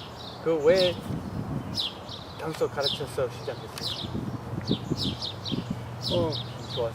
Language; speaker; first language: Korean; non-native, learner; English